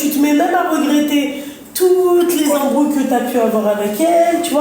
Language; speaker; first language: French; native; French